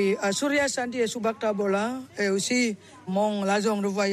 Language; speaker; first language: French; non-native, learner; Balinese